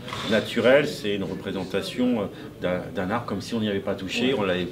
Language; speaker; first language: French; native; French